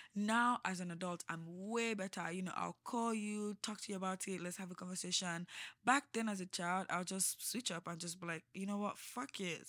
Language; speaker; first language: English; non-native, local second language; Yoruba